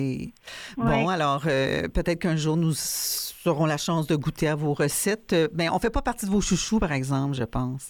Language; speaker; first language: French; native; French